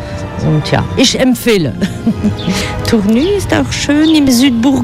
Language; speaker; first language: German; non-native, fluent; French